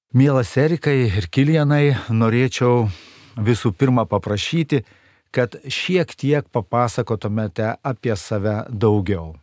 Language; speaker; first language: Lithuanian; native; Lithuanian